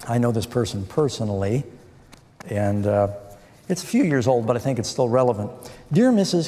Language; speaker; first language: English; native; English